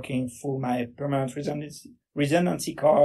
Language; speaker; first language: English; non-native, fluent; French